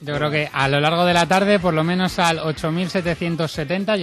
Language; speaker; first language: Spanish; native; Spanish